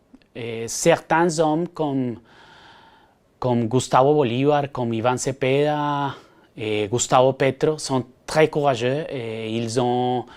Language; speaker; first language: French; non-native, fluent; Spanish